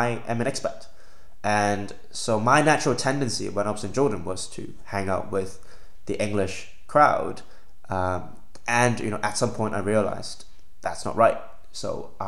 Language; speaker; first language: English; non-native, local second language; Cantonese